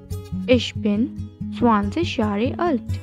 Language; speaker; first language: German; non-native, learner; Hindi